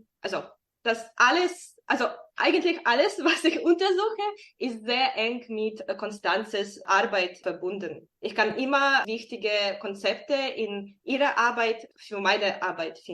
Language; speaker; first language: German; non-native, fluent; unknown